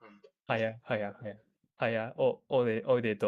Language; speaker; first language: Chinese; non-native, learner; Japanese